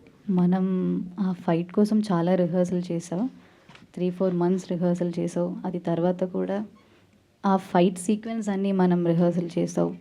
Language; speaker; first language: Telugu; non-native, learner; Malayalam